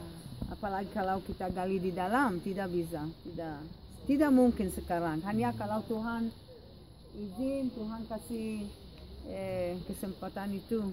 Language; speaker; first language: Indonesian; non-native, fluent; Hebrew